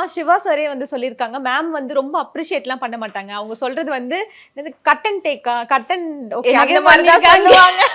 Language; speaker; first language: Tamil; native; Tamil